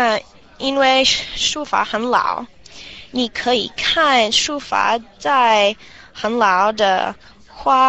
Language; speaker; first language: Chinese; non-native, learner; English